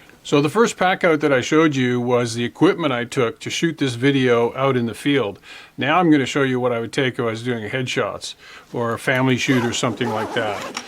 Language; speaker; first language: English; native; English